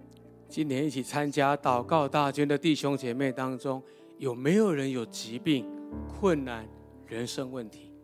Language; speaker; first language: Chinese; native; Chinese